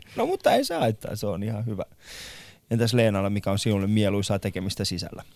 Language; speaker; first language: Finnish; non-native, fluent; Persian